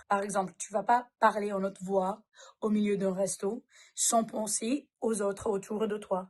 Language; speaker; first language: French; non-native, fluent; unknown